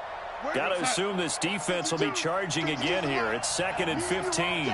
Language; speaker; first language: English; native; English